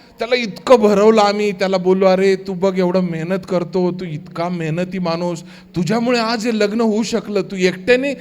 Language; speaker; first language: Marathi; native; Marathi